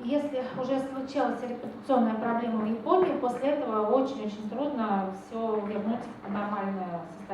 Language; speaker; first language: Russian; native; Russian